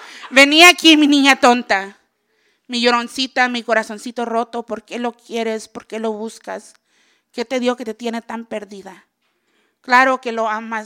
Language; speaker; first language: Spanish; early bilingual, heritage; Spanish